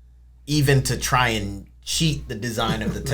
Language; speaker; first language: English; native; English